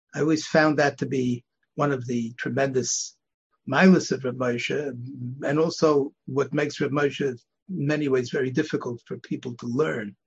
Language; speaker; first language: English; native; English